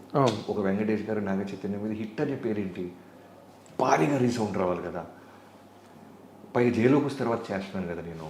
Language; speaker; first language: Telugu; native; Telugu